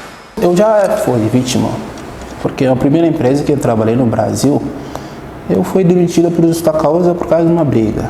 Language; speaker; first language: Portuguese; non-native, fluent; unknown